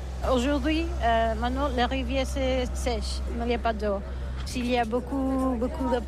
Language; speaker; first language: French; non-native, learner; Catalan